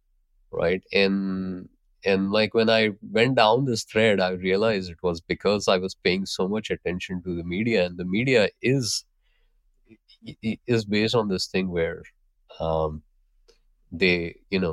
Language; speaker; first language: English; non-native, local second language; Hindi